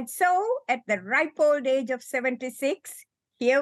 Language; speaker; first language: English; non-native, local second language; Sinhala